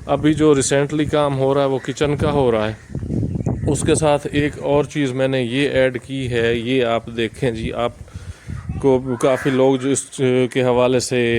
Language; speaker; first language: Urdu; non-native, local second language; Punjabi